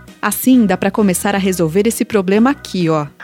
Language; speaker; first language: Portuguese; native; Portuguese